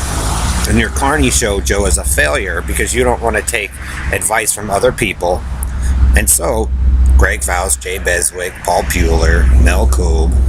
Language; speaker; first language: English; native; English